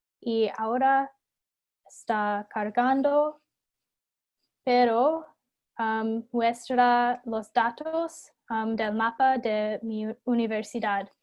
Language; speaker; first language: Spanish; non-native, fluent; English